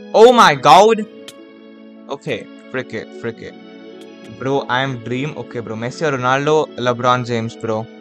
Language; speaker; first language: English; non-native, local second language; Hindi